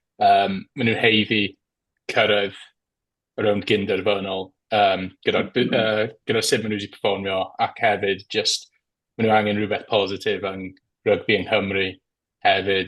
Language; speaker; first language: Welsh; native; Welsh